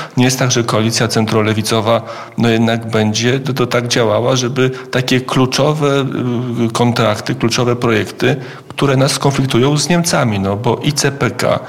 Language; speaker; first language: Polish; native; Polish